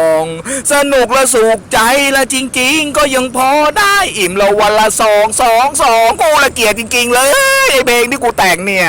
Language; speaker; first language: Thai; native; Thai